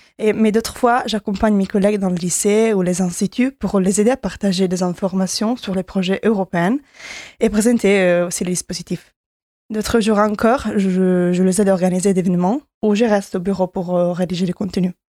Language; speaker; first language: French; non-native, learner; Italian